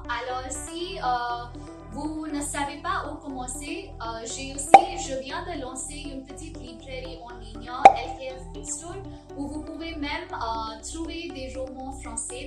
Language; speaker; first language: French; non-native, fluent; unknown